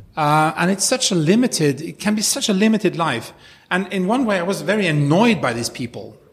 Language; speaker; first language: English; non-native, fluent; Norwegian